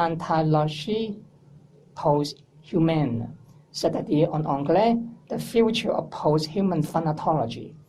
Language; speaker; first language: French; non-native, learner; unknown